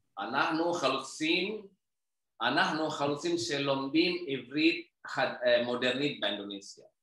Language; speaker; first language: Hebrew; non-native, learner; Indonesian